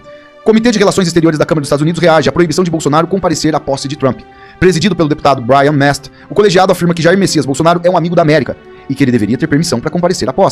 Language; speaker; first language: Portuguese; native; Portuguese